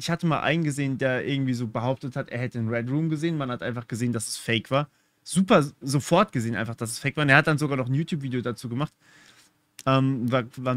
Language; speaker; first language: German; native; German